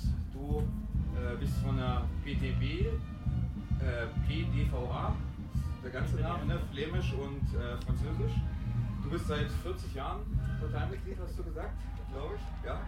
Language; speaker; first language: German; native; German